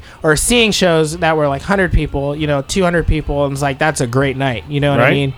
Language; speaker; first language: English; non-native, fluent; French